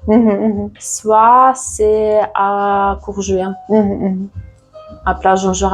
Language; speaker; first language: French; non-native, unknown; Russian